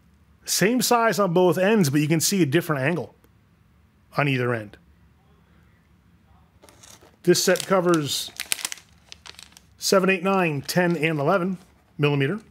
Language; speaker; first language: English; native; English